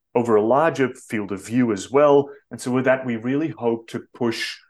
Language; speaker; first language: English; non-native, fluent; Dutch